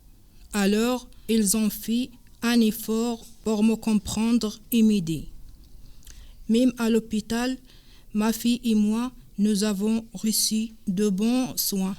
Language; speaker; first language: French; non-native, learner; Arabic